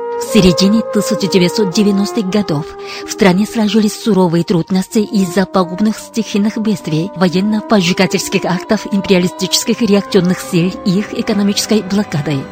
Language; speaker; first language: Russian; non-native, fluent; Korean